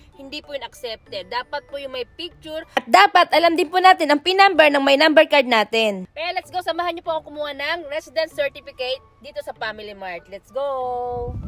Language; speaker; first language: Filipino; native; Filipino